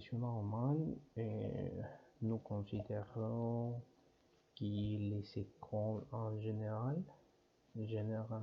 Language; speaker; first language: French; non-native, learner; Spanish